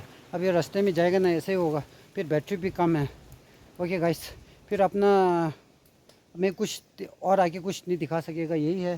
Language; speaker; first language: Hindi; non-native, local second language; Tibetan